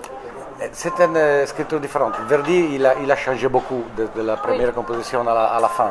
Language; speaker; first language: French; non-native, fluent; Italian